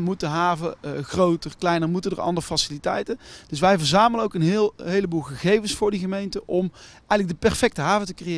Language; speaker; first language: Dutch; native; Dutch